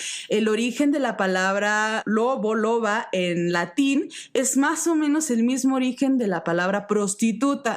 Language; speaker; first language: Spanish; native; Spanish